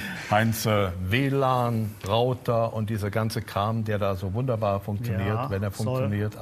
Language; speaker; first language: German; native; German